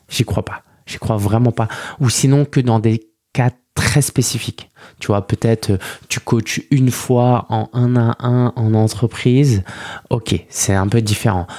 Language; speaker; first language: French; early bilingual, other home language; Chinese